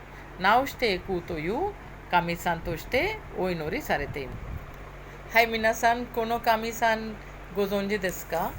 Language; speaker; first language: Japanese; non-native, fluent; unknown